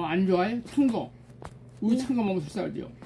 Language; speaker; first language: Korean; native; Korean